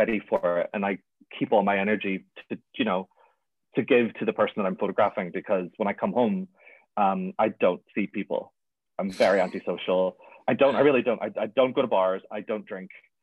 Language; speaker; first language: English; native; English